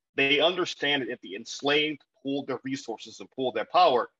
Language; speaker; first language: English; native; English